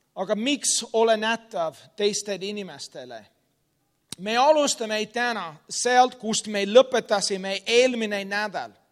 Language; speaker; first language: Estonian; non-native, learner; English